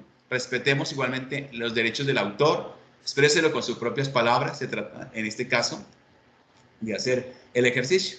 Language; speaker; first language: Spanish; native; Spanish